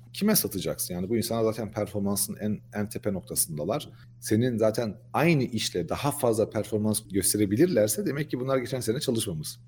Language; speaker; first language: Turkish; early bilingual, heritage; Turkish